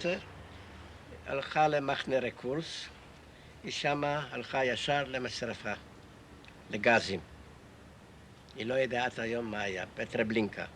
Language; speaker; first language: Hebrew; non-native, fluent; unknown